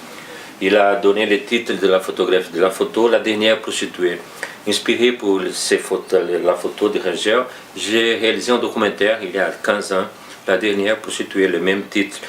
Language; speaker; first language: French; non-native, fluent; Portuguese